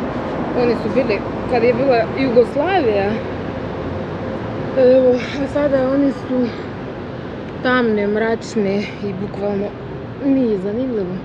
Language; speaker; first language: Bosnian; non-native, fluent; Russian